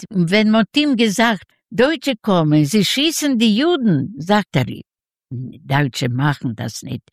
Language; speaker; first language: German; non-native, learner; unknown